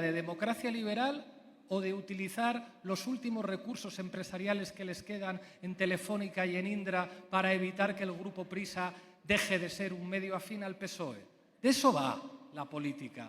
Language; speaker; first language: Spanish; native; Spanish